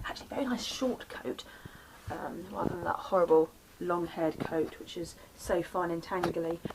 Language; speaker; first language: English; native; English